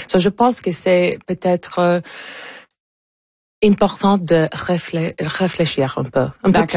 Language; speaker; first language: French; non-native, fluent; Italian